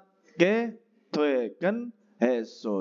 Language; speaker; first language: Korean; non-native, fluent; Indonesian